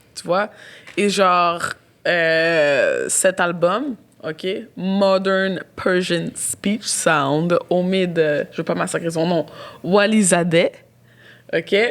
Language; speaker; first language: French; native; French